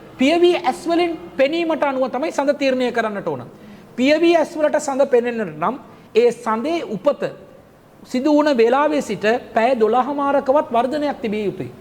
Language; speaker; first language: Sinhala; non-native, local second language; Tamil